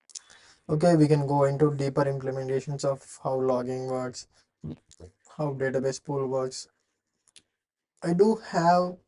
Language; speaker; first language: English; non-native, fluent; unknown